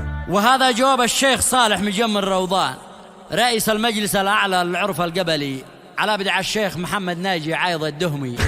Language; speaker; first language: Arabic; native; Arabic